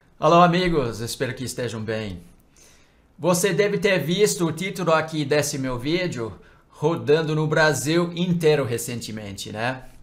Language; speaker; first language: Portuguese; non-native, fluent; English